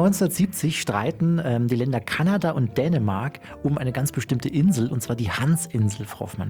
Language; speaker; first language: German; native; German